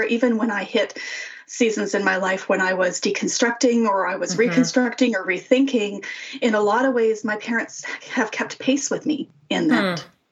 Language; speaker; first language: English; native; English